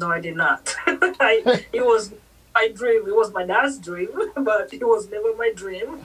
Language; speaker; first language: English; non-native, local second language; Swahili